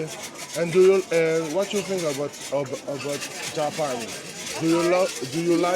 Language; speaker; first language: English; non-native, learner; French